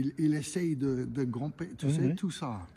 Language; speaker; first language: French; non-native, fluent; English